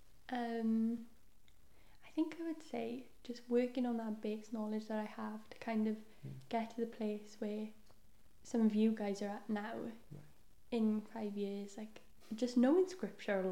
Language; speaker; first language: English; non-native, local second language; Welsh